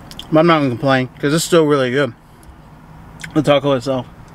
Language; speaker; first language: English; early bilingual, other home language; Spanish